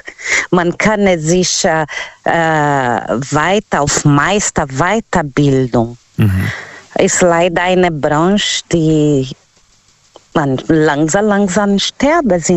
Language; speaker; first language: German; non-native, learner; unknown